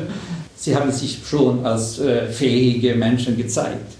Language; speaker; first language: German; non-native, fluent; Swedish